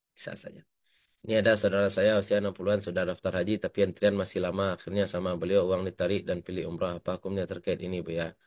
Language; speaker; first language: Indonesian; native; Indonesian